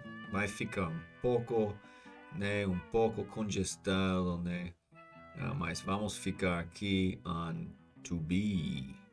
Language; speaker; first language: Portuguese; non-native, fluent; English